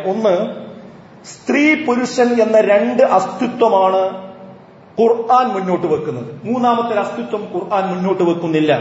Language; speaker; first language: Malayalam; native; Malayalam